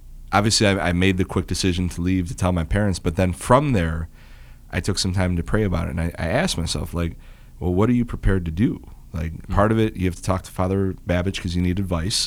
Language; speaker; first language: English; native; English